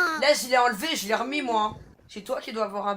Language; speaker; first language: French; native; French